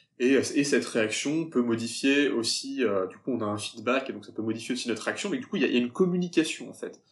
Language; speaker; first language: French; native; French